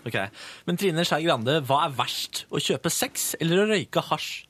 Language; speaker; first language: Norwegian; native; Norwegian